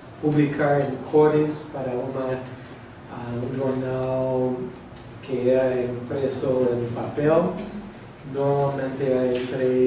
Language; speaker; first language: Portuguese; non-native, fluent; English